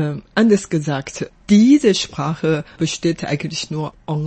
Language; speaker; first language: German; non-native, fluent; Chinese